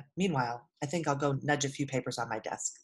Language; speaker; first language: English; native; English